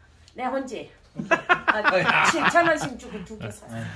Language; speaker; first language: Korean; native; Korean